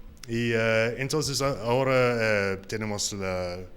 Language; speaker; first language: Spanish; non-native, learner; English